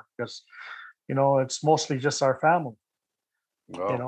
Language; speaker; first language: English; native; English